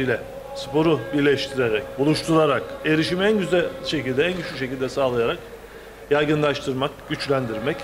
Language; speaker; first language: Turkish; native; Turkish